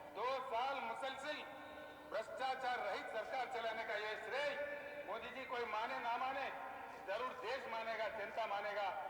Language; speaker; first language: Hindi; non-native, local second language; Telugu